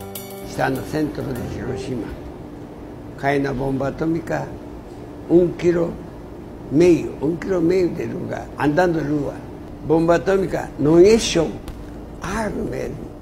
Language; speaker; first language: Portuguese; non-native, learner; Japanese